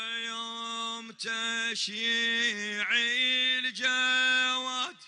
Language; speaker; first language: Arabic; native; Arabic